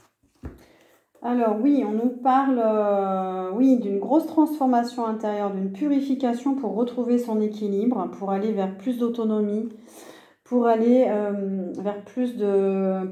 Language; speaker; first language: French; native; French